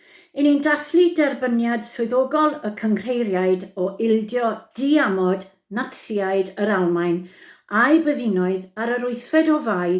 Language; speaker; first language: Welsh; native; Welsh